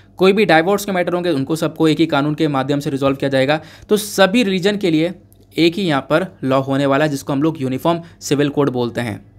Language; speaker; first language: Hindi; native; Hindi